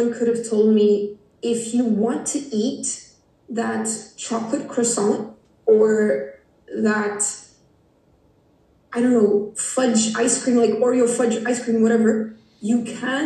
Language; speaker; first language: English; non-native, fluent; Portuguese